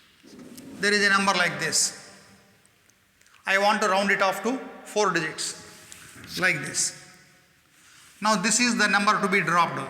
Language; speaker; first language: English; non-native, local second language; Kannada